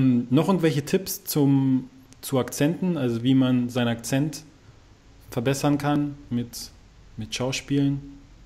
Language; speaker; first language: German; native; German